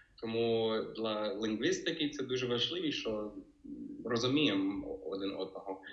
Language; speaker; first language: Ukrainian; non-native, learner; English